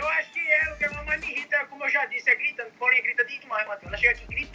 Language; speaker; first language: Portuguese; native; Portuguese